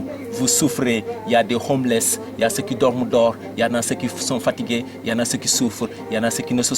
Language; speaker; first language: French; non-native, local second language; Wolof